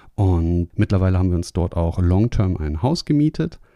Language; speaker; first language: German; native; German